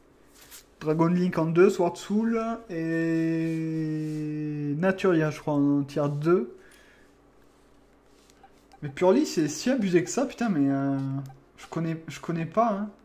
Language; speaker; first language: French; native; French